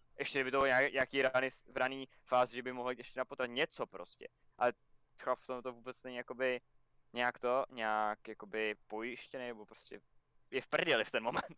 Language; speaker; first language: Czech; native; Czech